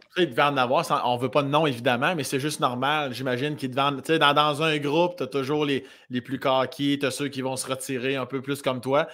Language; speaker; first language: French; native; French